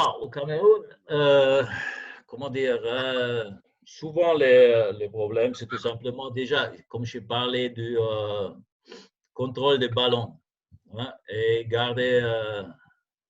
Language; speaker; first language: French; non-native, fluent; German